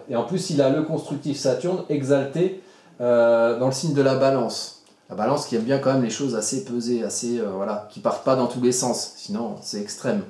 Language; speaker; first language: French; native; French